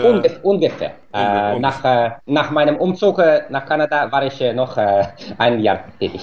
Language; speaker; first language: German; non-native, fluent; Russian